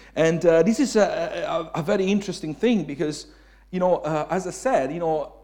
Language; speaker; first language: English; non-native, fluent; Italian